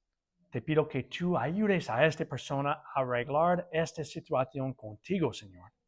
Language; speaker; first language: Spanish; non-native, fluent; English